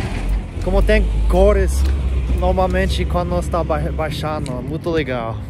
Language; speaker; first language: Portuguese; non-native, fluent; English